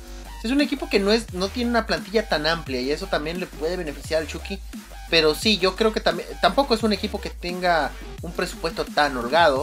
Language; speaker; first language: Spanish; native; Spanish